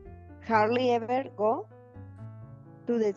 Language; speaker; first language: English; non-native, learner; Spanish